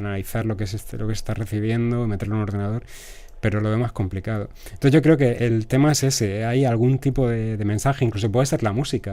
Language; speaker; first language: Spanish; native; Spanish